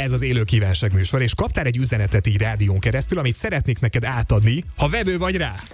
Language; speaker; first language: Hungarian; native; Hungarian